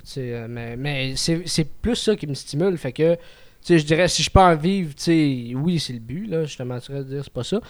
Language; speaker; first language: French; native; French